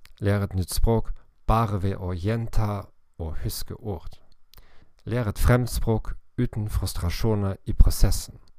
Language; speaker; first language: Norwegian; non-native, learner; German